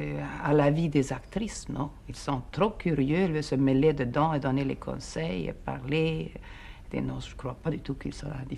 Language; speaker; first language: French; non-native, fluent; Swedish